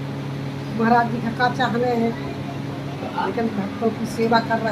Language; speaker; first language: Hindi; native; Hindi